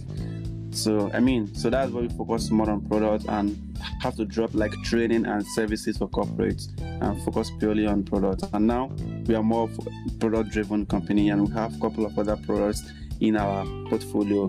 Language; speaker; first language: English; non-native, local second language; Yoruba